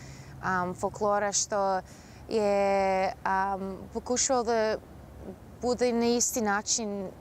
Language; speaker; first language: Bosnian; early bilingual, heritage; Bosnian